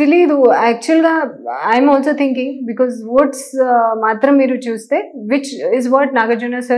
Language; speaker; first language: Telugu; non-native, learner; Hindi